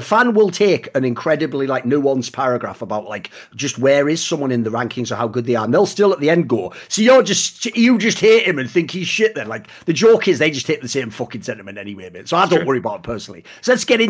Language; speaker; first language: English; native; English